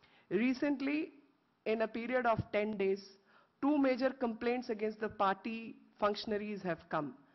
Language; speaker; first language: English; non-native, local second language; Hindi